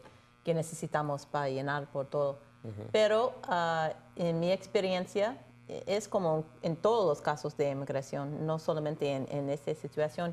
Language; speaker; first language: Spanish; non-native, fluent; English